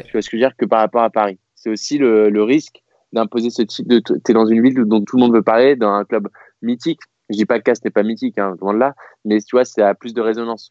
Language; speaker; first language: French; native; French